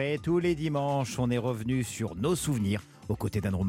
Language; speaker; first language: French; native; French